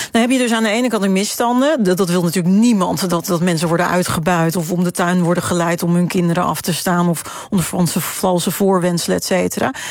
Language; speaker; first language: Dutch; native; Dutch